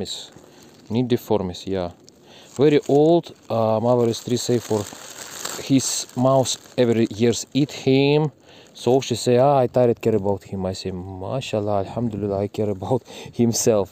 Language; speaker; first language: English; non-native, learner; Russian